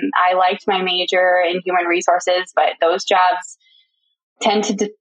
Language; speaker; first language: English; native; English